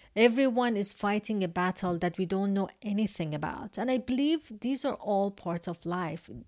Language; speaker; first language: English; non-native, fluent; Persian